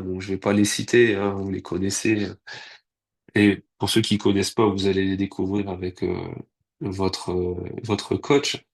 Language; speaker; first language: French; native; French